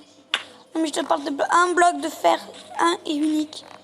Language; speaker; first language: French; native; French